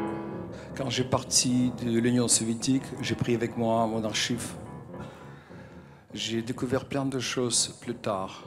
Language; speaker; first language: French; non-native, fluent; Russian